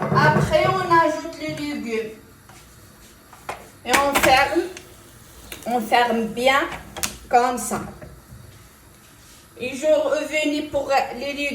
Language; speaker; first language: French; non-native, local second language; Arabic